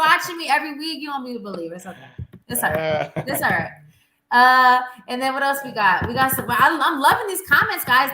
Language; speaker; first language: English; native; English